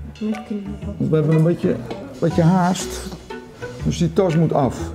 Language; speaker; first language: Dutch; native; Dutch